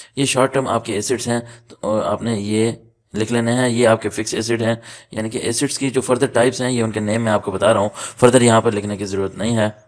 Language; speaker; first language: Urdu; native; Urdu